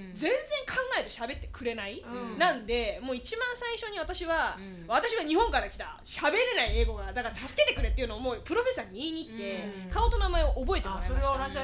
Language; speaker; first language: Japanese; native; Japanese